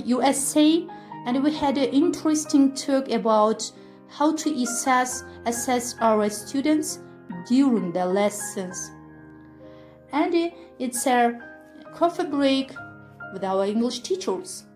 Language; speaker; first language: English; non-native, fluent; Kyrgyz